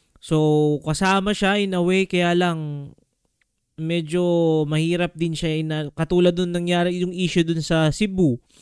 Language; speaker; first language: Filipino; native; Filipino